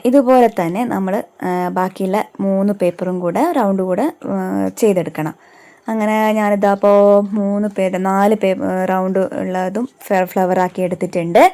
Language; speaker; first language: Malayalam; native; Malayalam